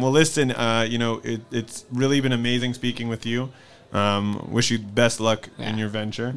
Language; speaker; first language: English; native; English